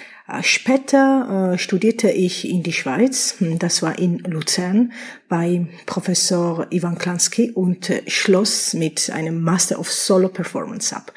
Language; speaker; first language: German; non-native, fluent; Georgian